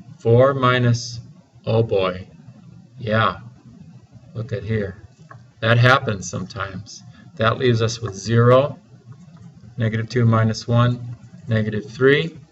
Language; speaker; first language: English; native; English